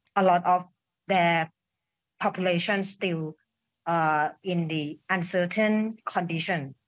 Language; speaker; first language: English; non-native, fluent; Thai